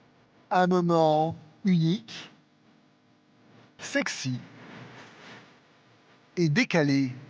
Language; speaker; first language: French; native; French